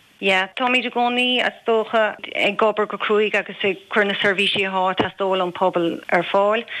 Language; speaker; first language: Irish; native; Irish